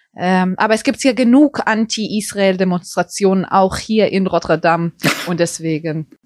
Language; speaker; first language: German; early bilingual, heritage; German